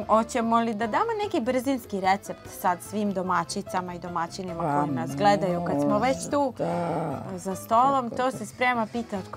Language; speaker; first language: Serbian; native; Serbian